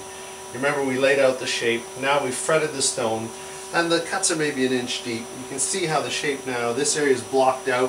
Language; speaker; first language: English; native; English